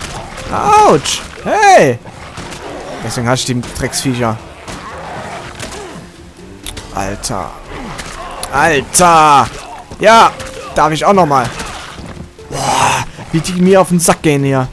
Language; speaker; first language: German; native; German